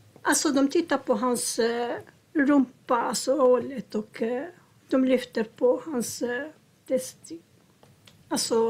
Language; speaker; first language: Swedish; non-native, learner; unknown